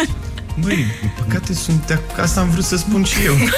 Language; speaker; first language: Romanian; native; Romanian